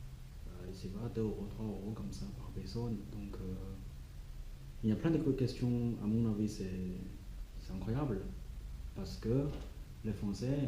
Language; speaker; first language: French; non-native, learner; Chinese